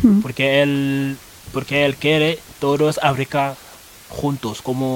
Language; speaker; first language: Spanish; non-native, learner; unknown